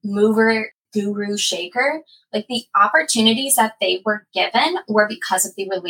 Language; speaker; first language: English; native; English